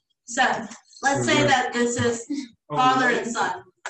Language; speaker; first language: English; early bilingual, other home language; Spanish